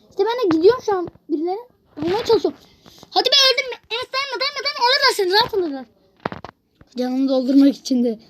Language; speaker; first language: Turkish; native; Turkish